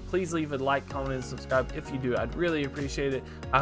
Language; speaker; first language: English; native; English